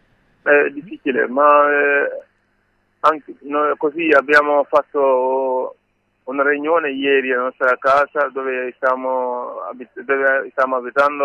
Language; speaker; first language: Italian; non-native, learner; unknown